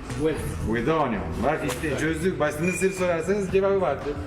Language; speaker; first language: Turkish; non-native, learner; Italian